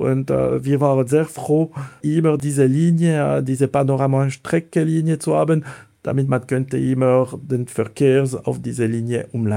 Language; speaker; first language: German; non-native, fluent; Italian